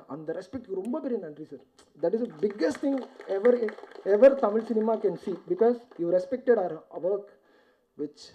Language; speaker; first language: Tamil; native; Tamil